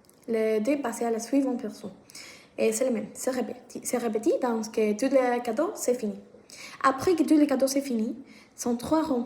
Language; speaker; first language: French; non-native, learner; Spanish